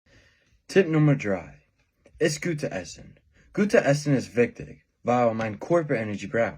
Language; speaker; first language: German; non-native, learner; English